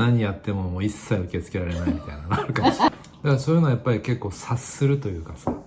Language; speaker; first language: Japanese; native; Japanese